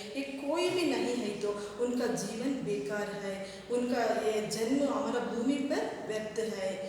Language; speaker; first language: Hindi; non-native, local second language; Kannada